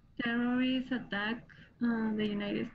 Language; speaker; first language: English; non-native, learner; Spanish